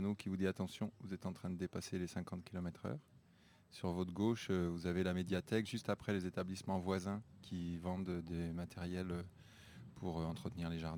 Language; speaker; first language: French; native; French